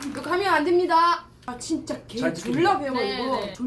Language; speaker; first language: Korean; non-native, fluent; Arabic